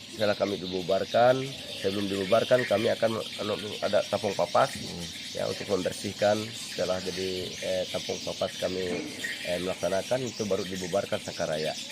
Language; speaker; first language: Indonesian; non-native, local second language; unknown